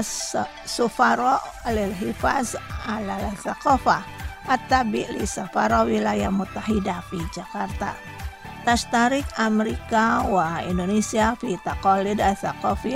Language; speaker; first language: Arabic; non-native, fluent; Indonesian